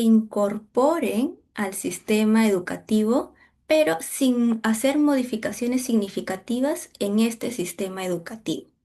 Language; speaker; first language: Spanish; native; Spanish